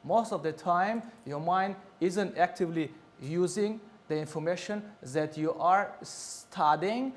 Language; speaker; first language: English; non-native, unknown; Tajik